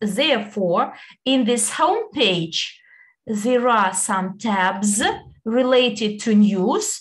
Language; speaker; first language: English; non-native, fluent; Italian